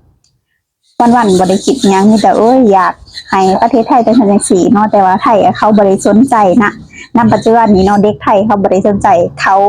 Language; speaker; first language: Thai; non-native, local second language; Northeastern Thai